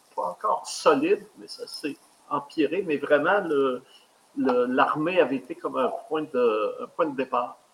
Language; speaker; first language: French; native; French